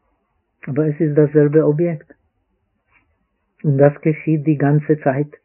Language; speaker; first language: German; non-native, fluent; Czech